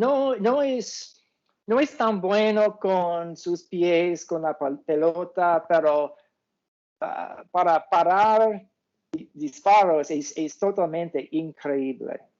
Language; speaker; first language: Spanish; non-native, fluent; English